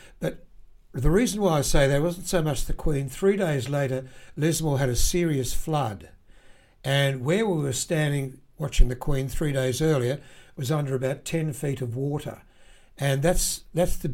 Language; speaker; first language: English; native; English